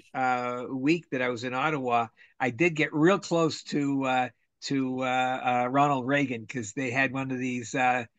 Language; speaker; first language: English; native; English